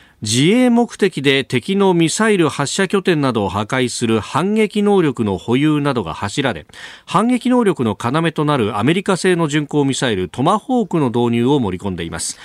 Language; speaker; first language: Japanese; native; Japanese